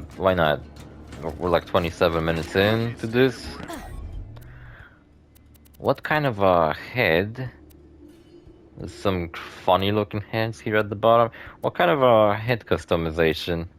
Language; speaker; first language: English; non-native, fluent; Polish